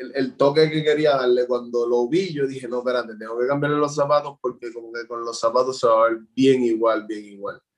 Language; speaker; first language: Spanish; native; Spanish